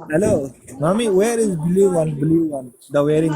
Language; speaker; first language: English; non-native, learner; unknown